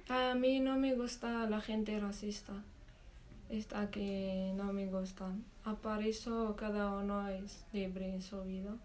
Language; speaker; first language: Spanish; non-native, learner; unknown